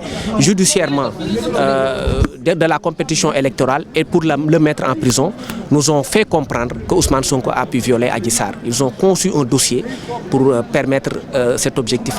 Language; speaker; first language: French; non-native, local second language; Wolof